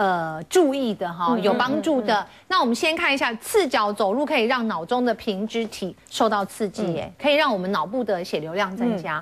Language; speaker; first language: Chinese; native; Chinese